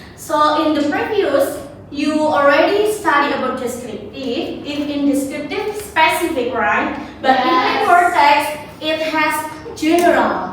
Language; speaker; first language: English; non-native, learner; Indonesian